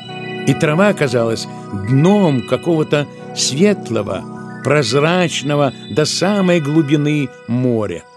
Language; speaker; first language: Russian; native; Russian